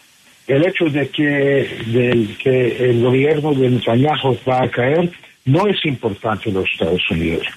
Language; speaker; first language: Spanish; non-native, fluent; English